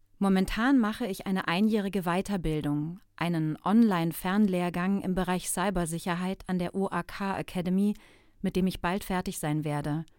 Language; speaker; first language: German; non-native, fluent; Turkish